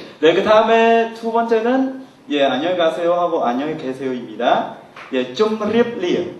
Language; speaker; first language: Korean; non-native, fluent; Khmer